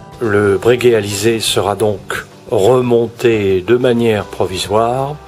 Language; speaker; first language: French; native; French